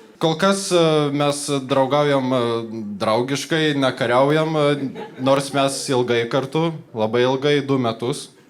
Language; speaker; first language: Lithuanian; non-native, local second language; Polish